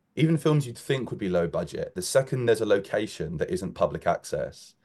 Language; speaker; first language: English; native; English